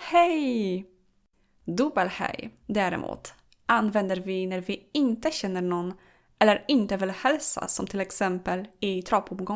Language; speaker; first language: Swedish; non-native, fluent; Polish